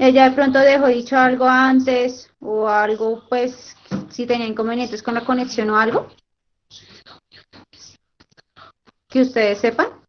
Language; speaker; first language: Spanish; native; Spanish